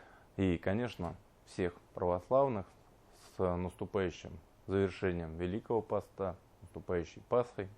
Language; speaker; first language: Russian; native; Russian